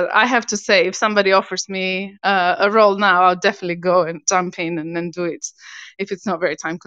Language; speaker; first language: English; non-native, fluent; Albanian